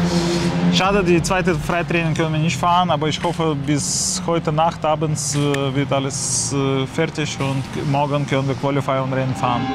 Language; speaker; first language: German; non-native, learner; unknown